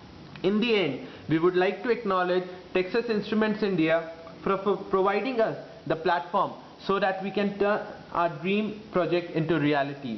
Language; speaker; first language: English; non-native, local second language; Bangla